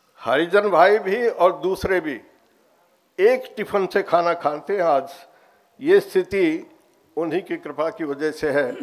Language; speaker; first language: Hindi; native; Hindi